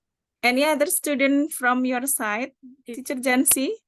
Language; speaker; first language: English; non-native, learner; Indonesian